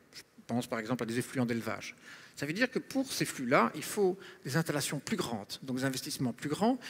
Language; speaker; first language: French; native; French